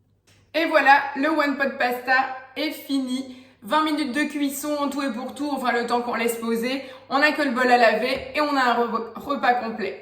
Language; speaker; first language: French; native; French